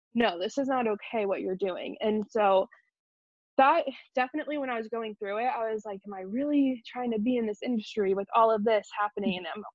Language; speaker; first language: English; native; English